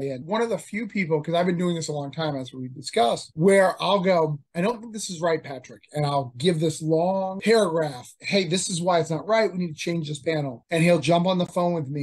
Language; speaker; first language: English; native; English